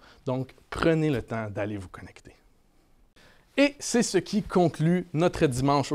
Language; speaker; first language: French; native; French